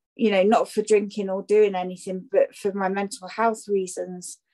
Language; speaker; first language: English; native; English